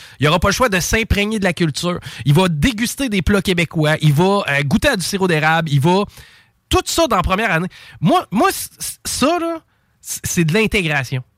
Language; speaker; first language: French; native; French